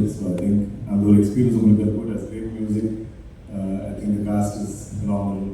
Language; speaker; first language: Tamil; non-native, fluent; Malayalam